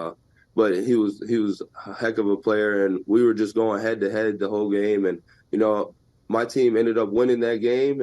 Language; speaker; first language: English; native; English